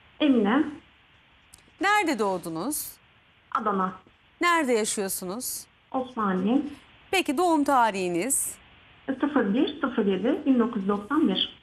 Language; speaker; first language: Turkish; native; Turkish